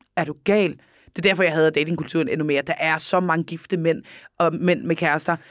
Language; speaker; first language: Danish; non-native, local second language; Faroese